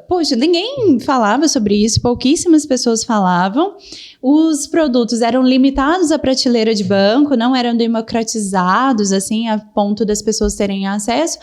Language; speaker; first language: Portuguese; native; Portuguese